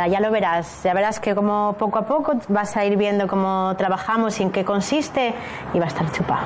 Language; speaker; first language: Spanish; native; Spanish